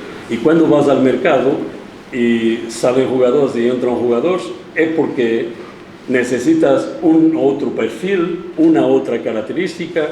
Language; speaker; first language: Spanish; non-native, fluent; Portuguese